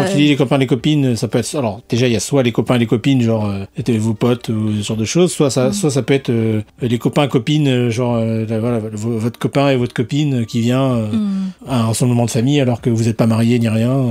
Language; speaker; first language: French; native; French